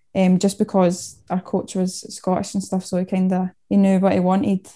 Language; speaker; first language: English; native; English